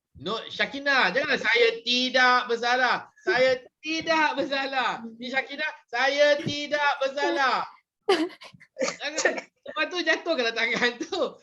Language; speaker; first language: Malay; native; Malay